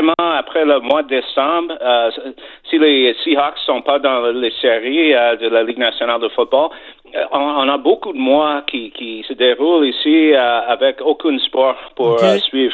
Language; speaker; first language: French; non-native, fluent; English